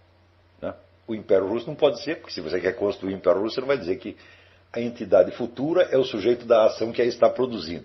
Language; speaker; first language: Portuguese; native; Portuguese